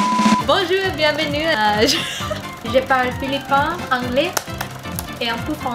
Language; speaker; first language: French; non-native, learner; Filipino